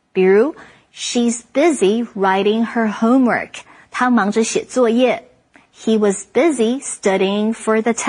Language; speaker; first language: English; non-native, fluent; Chinese